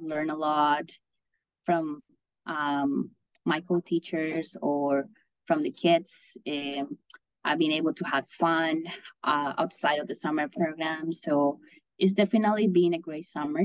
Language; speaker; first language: English; non-native, fluent; Spanish